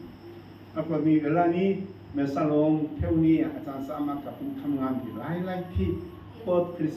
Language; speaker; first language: Thai; non-native, learner; Korean